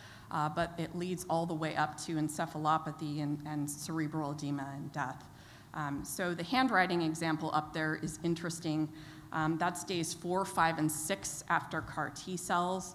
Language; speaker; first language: English; native; English